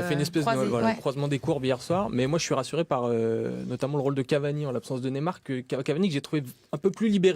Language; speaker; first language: French; native; French